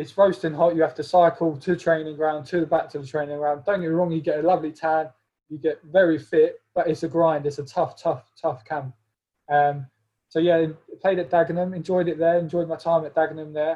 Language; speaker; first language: English; native; English